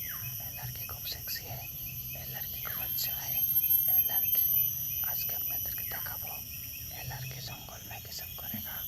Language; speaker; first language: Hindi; non-native, learner; Bangla